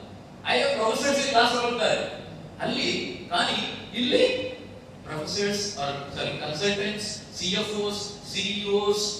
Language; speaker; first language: Kannada; non-native, local second language; Telugu